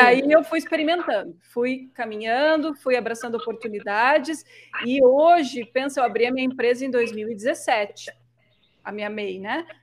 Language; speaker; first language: Portuguese; native; Portuguese